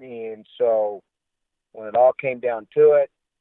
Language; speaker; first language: English; native; English